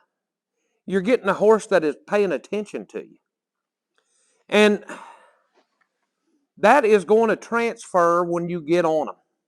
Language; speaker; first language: English; native; English